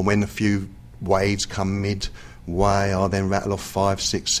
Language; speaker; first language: English; native; English